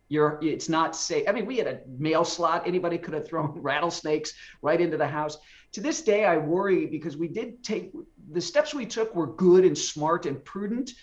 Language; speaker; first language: English; native; English